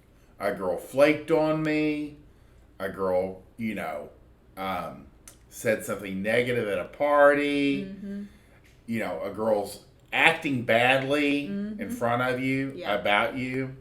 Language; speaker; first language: English; native; English